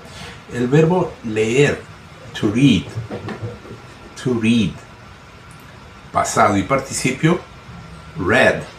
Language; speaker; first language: Spanish; non-native, fluent; Portuguese